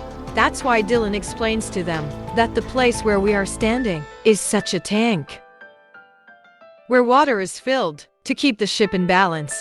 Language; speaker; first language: English; non-native, local second language; Hindi